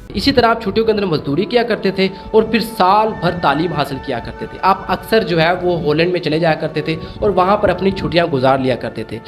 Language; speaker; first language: Urdu; non-native, local second language; Sindhi